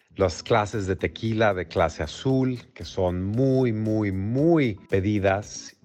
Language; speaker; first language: Spanish; native; Spanish